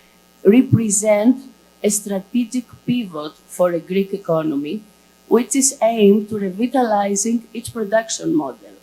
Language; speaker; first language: English; non-native, fluent; Greek